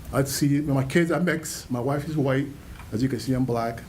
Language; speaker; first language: English; early bilingual, other home language; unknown